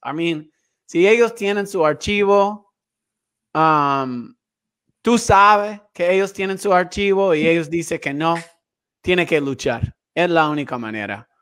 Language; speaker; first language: Spanish; non-native, fluent; English